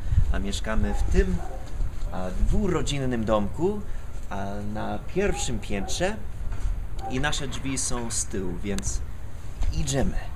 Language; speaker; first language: Polish; non-native, learner; English